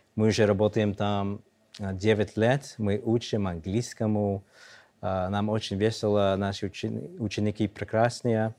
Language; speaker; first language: Russian; non-native, fluent; English